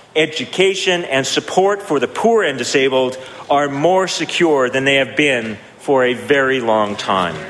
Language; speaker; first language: English; native; English